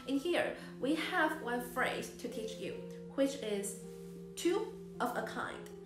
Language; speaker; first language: English; non-native, fluent; Chinese